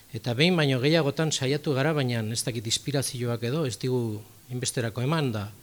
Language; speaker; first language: Basque; non-native, local second language; Spanish